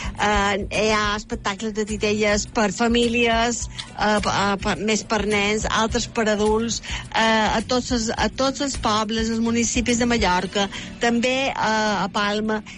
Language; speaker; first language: Catalan; native; Catalan